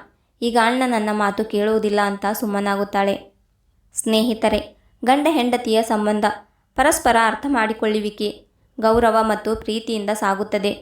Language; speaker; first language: Kannada; native; Kannada